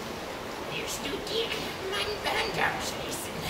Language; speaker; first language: German; non-native, learner; English